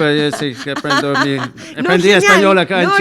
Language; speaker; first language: Spanish; non-native, fluent; English